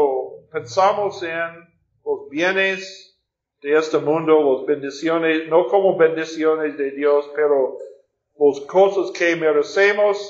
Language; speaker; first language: Spanish; non-native, fluent; English